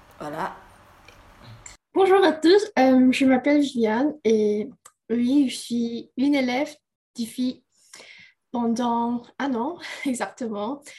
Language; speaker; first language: French; non-native, learner; Indonesian